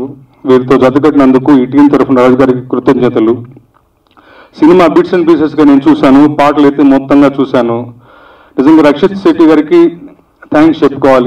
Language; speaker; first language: Telugu; native; Telugu